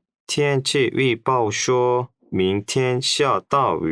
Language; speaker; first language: Chinese; non-native, learner; Korean